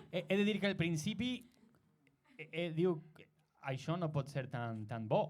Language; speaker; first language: Catalan; non-native, learner; Spanish